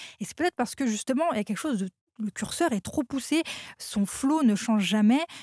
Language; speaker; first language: French; native; French